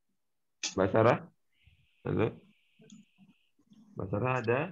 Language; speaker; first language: Indonesian; native; Indonesian